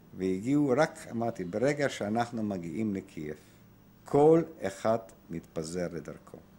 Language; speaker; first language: Hebrew; non-native, fluent; Polish